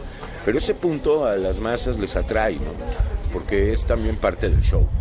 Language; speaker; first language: Spanish; native; Spanish